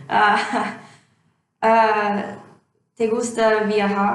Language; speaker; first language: Spanish; non-native, learner; English